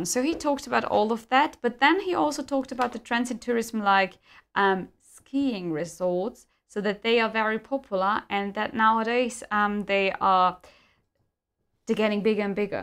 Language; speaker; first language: English; non-native, fluent; German